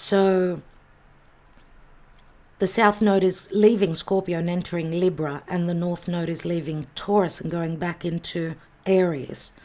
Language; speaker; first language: English; native; English